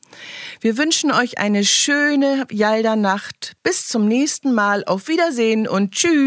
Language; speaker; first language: German; native; German